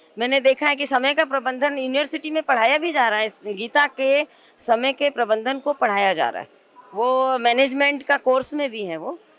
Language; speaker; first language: Hindi; native; Hindi